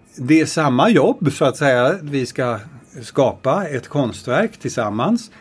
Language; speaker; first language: Swedish; native; Swedish